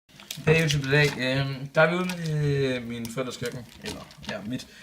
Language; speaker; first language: Danish; native; Danish